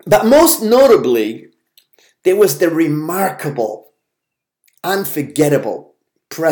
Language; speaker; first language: English; non-native, fluent; Arabic